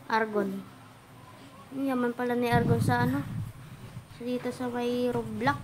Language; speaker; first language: Filipino; native; Filipino